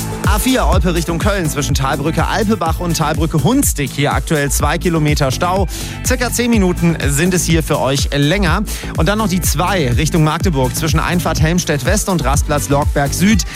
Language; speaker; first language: German; native; German